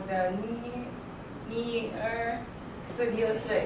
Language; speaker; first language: Chinese; non-native, learner; English